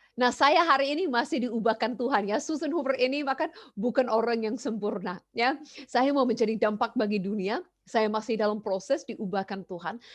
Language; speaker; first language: Indonesian; non-native, fluent; English